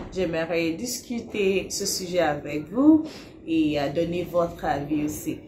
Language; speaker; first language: French; non-native, fluent; English